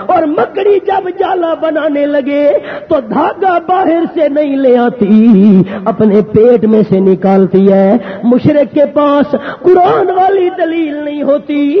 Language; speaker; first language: Urdu; non-native, local second language; Pashto